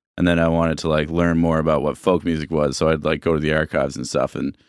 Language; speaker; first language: English; native; English